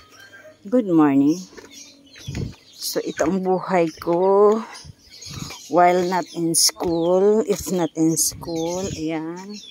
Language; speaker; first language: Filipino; non-native, local second language; Bikol